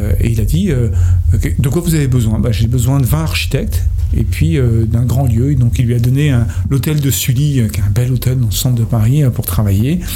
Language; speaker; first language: French; native; French